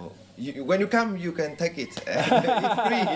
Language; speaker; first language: English; non-native, fluent; Vietnamese